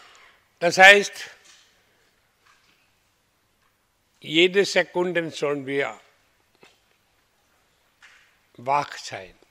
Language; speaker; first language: German; non-native, learner; Hindi